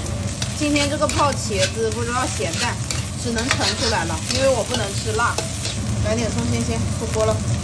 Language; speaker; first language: Chinese; native; Chinese